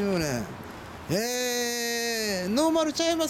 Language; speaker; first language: Japanese; native; Japanese